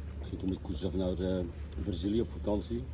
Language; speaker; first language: Dutch; native; Dutch